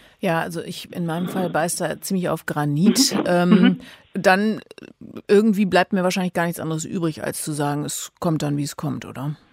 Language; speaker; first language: German; native; German